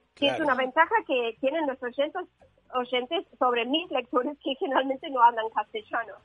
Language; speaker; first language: Spanish; non-native, fluent; English